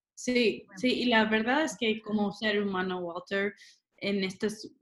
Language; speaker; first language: Spanish; early bilingual, other home language; English